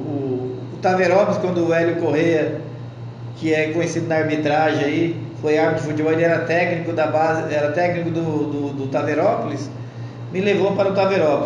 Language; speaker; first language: Portuguese; native; Portuguese